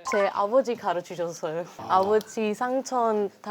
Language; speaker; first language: Korean; non-native, learner; Odia